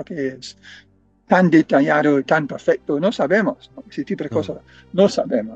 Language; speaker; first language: Spanish; non-native, fluent; English